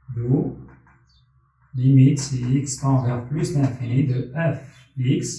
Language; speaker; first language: French; non-native, local second language; Arabic